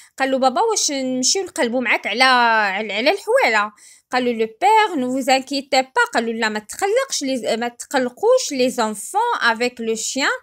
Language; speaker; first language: French; non-native, local second language; Arabic